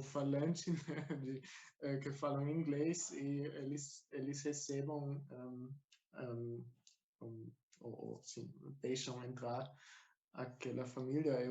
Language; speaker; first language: Portuguese; non-native, fluent; German